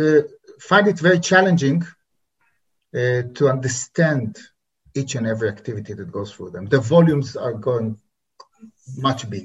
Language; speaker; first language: English; non-native, fluent; Hebrew